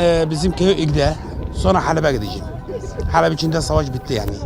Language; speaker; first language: Turkish; non-native, learner; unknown